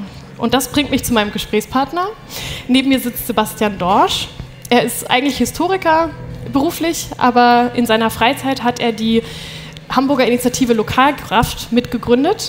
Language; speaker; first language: German; native; German